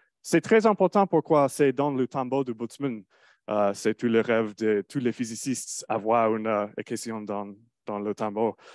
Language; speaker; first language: French; non-native, learner; English